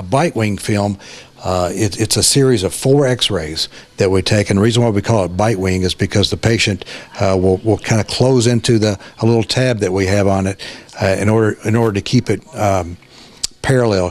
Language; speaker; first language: English; native; English